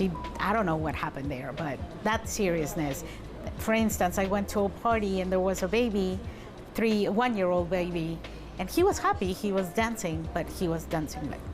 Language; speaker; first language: English; non-native, fluent; Spanish